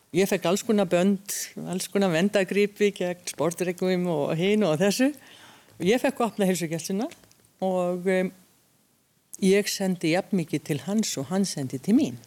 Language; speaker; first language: Icelandic; early bilingual, other home language; Hungarian